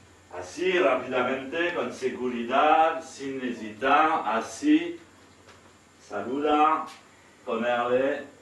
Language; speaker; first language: Spanish; non-native, learner; French